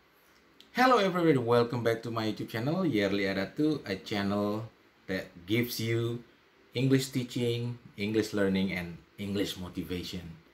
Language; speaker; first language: English; non-native, fluent; Indonesian